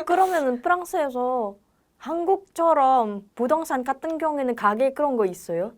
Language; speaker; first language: Korean; non-native, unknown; Indonesian